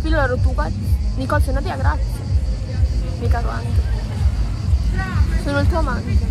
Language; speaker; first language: Italian; native; Italian